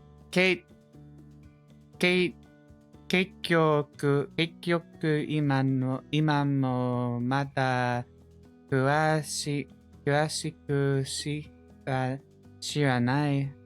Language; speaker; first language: Japanese; non-native, learner; English